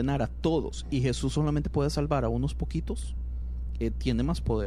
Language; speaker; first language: Spanish; native; Spanish